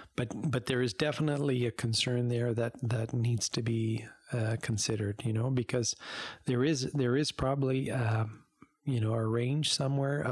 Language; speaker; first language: English; native; English